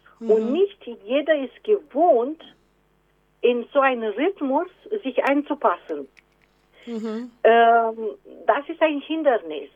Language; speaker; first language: German; non-native, fluent; Romanian